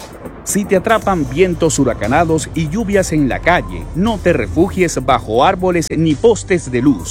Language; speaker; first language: Spanish; native; Spanish